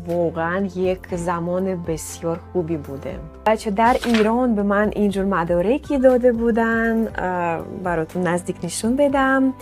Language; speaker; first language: Persian; non-native, fluent; Russian